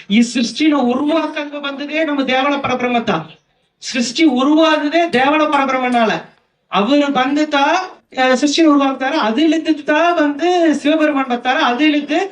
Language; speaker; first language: Tamil; non-native, local second language; Kannada